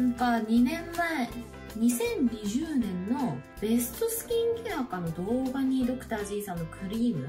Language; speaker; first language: Japanese; native; Japanese